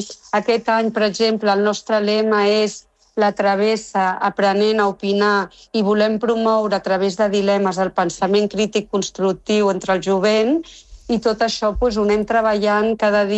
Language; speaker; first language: Catalan; non-native, local second language; Spanish